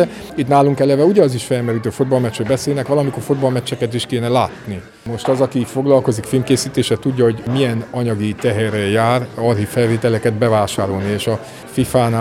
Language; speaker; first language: Hungarian; native; Hungarian